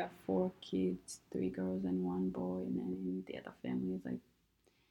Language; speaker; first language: English; non-native, local second language; Kinyarwanda